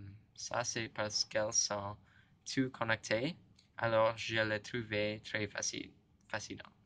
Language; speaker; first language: French; non-native, learner; English